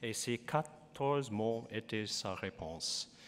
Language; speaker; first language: French; non-native, learner; English